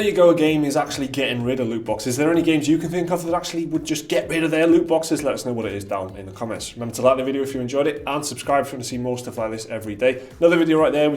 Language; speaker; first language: English; native; English